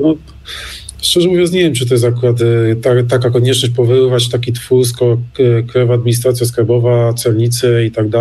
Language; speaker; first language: Polish; native; Polish